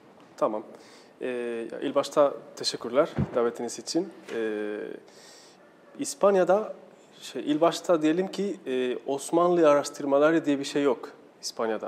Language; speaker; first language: Turkish; non-native, fluent; Spanish